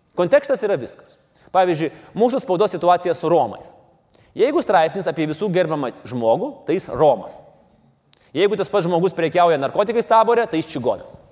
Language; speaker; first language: Lithuanian; native; Lithuanian